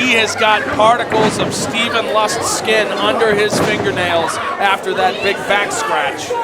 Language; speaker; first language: English; native; English